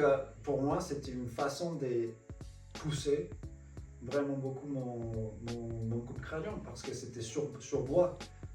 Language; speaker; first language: French; non-native, fluent; Spanish